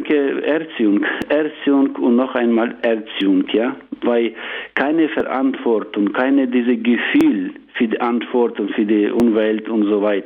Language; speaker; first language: German; non-native, learner; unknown